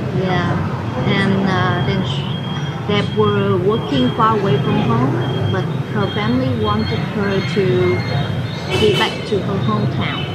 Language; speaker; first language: English; non-native, fluent; Vietnamese